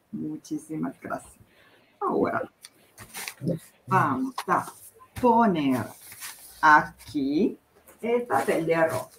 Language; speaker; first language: Spanish; non-native, learner; Italian